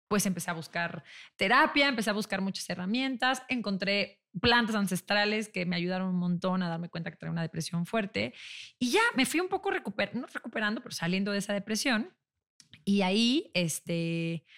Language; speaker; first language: Spanish; native; Spanish